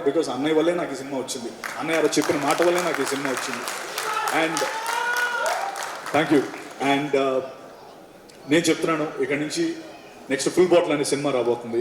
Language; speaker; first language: Telugu; native; Telugu